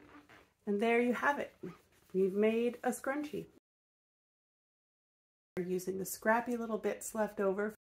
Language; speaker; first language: English; native; English